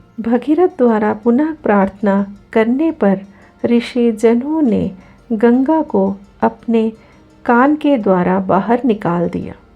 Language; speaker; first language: Hindi; native; Hindi